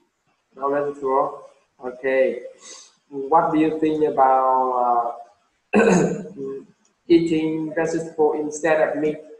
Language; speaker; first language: English; non-native, fluent; Vietnamese